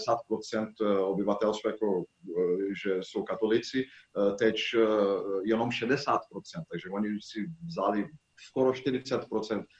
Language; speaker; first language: Czech; non-native, fluent; Portuguese